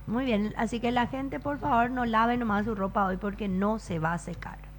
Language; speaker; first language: Spanish; native; Spanish